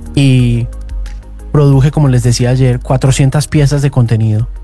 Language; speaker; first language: Spanish; native; Spanish